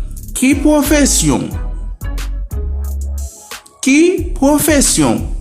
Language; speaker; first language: Spanish; non-native, fluent; Haitian Creole